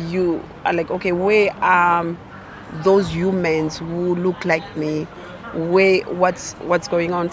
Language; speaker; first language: English; non-native, local second language; Shona